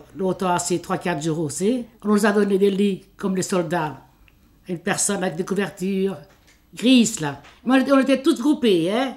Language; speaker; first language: French; early bilingual, other home language; Italian